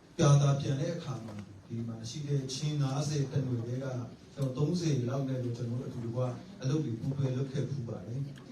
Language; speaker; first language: Burmese; non-native, local second language; Tedim Chin